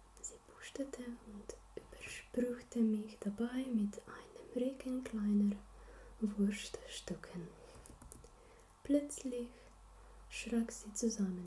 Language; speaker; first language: German; non-native, learner; Slovenian